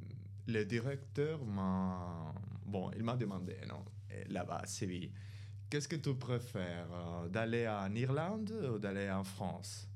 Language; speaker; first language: French; non-native, fluent; Spanish